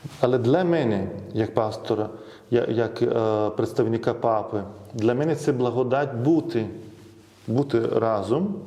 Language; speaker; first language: Ukrainian; non-native, fluent; Lithuanian